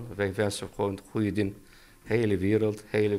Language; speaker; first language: Dutch; non-native, learner; Turkish